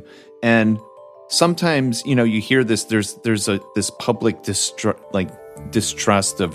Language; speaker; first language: English; native; English